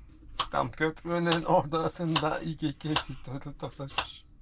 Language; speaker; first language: Turkish; native; Turkish